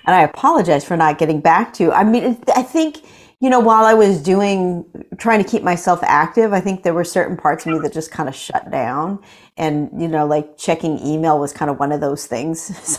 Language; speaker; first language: English; native; English